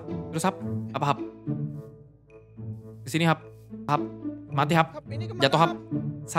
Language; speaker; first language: Indonesian; native; Indonesian